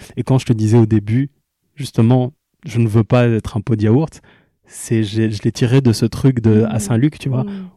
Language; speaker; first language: French; non-native, local second language; Lingala